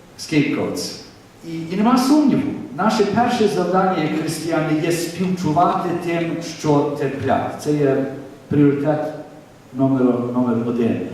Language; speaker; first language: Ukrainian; early bilingual, heritage; Ukrainian